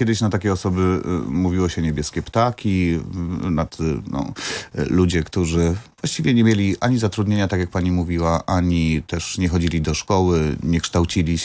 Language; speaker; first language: Polish; native; Polish